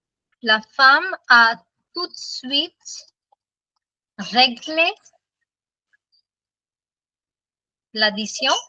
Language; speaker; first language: French; non-native, fluent; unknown